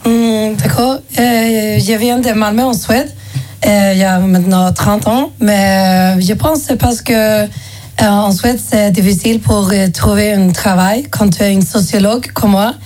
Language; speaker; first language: French; non-native, learner; Swedish